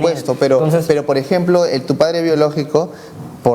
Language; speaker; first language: Spanish; native; Spanish